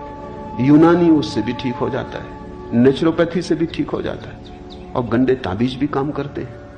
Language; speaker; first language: Hindi; native; Hindi